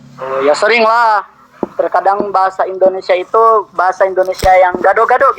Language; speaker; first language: Indonesian; non-native, local second language; Sundanese